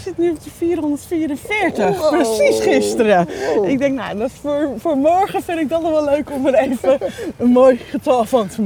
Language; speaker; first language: Dutch; native; Dutch